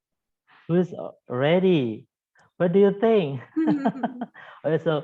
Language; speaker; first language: English; non-native, fluent; Indonesian